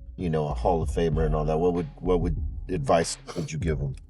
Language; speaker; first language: English; native; English